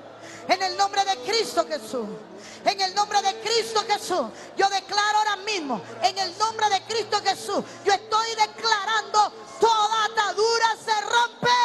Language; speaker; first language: Spanish; native; Spanish